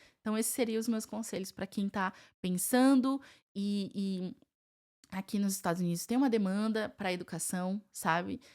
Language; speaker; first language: Portuguese; native; Portuguese